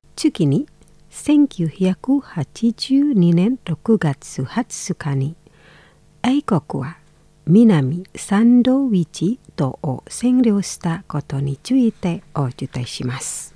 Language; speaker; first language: Japanese; non-native, fluent; Indonesian